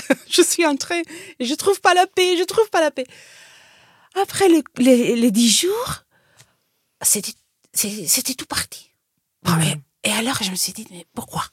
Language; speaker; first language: French; non-native, fluent; Italian